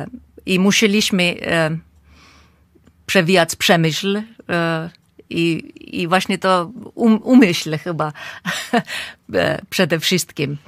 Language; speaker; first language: Polish; non-native, fluent; Finnish